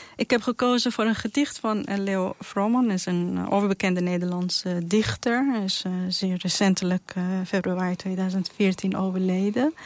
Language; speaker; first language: Dutch; non-native, fluent; Persian